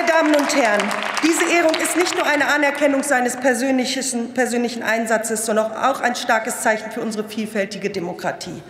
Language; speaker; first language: German; early bilingual, other home language; Turkish